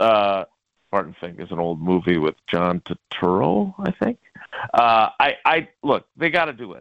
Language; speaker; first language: English; native; English